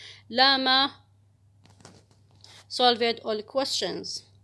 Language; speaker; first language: English; non-native, learner; Arabic